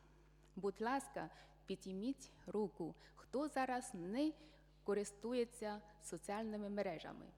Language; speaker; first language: Ukrainian; non-native, fluent; Chinese